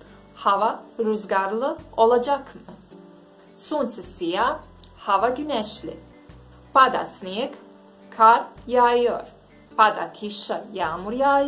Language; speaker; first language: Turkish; non-native, fluent; Bosnian